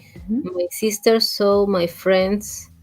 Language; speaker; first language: English; non-native, learner; Spanish